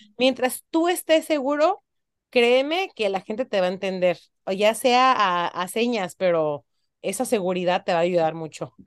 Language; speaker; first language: Spanish; early bilingual, heritage; Spanish